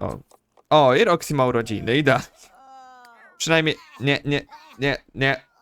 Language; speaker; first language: Polish; native; Polish